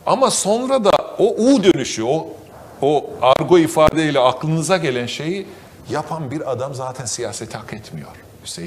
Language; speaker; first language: Turkish; native; Turkish